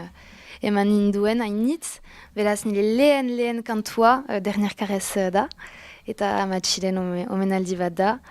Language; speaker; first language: Basque; non-native, local second language; French